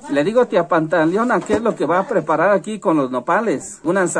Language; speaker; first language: Spanish; native; Spanish